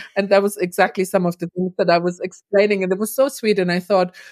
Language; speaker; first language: English; non-native, fluent; German